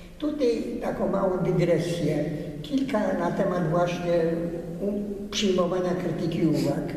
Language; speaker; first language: Polish; early bilingual, heritage; Polish